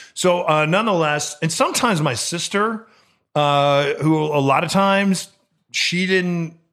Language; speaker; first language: English; native; English